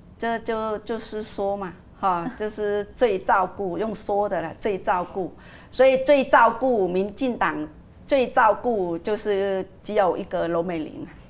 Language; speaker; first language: Chinese; non-native, fluent; Vietnamese